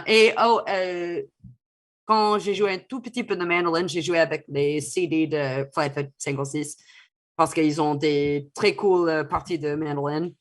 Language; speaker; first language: French; non-native, fluent; English